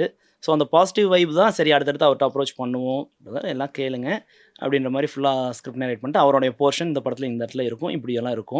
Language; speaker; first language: Tamil; native; Tamil